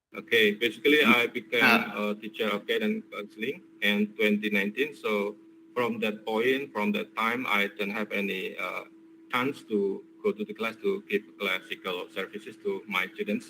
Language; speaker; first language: English; non-native, learner; Indonesian